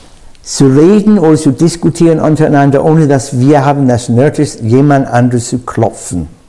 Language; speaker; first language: German; non-native, fluent; English